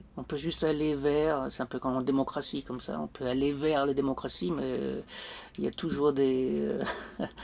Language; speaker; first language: French; non-native, fluent; Danish